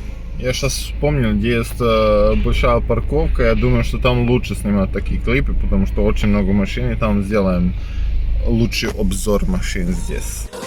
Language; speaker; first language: Russian; non-native, fluent; Serbian